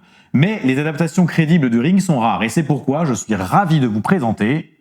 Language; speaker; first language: French; native; French